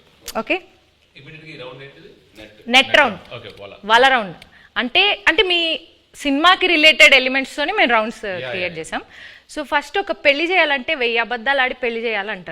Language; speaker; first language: Telugu; native; Telugu